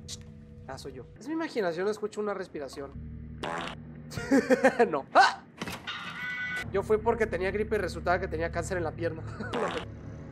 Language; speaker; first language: Spanish; native; Spanish